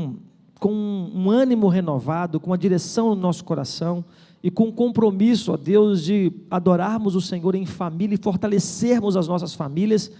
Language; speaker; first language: Portuguese; native; Portuguese